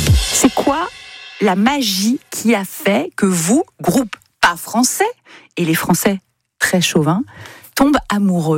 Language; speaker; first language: French; native; French